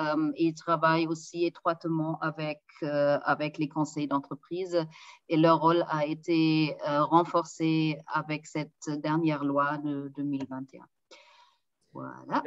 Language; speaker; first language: French; non-native, fluent; German